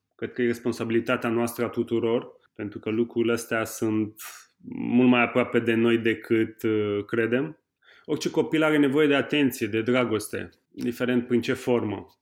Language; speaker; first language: Romanian; native; Romanian